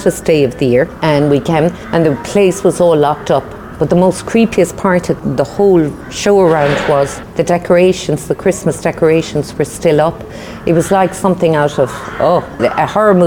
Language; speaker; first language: English; native; English